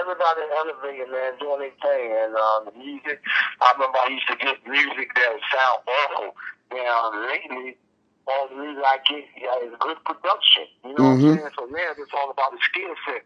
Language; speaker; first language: English; native; English